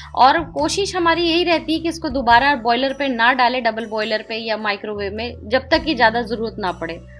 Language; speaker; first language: Hindi; native; Hindi